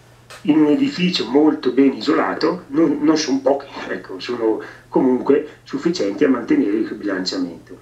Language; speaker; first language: Italian; native; Italian